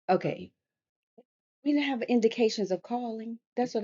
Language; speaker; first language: English; native; English